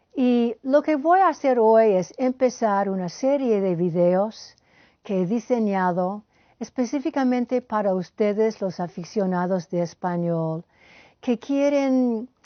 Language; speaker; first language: Spanish; non-native, fluent; English